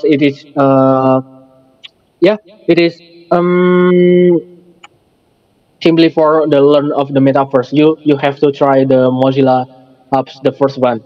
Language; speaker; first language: English; non-native, learner; Indonesian